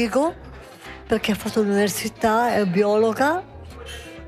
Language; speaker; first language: Italian; native; Italian